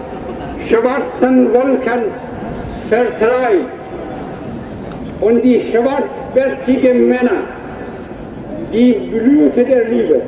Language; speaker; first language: German; non-native, fluent; Persian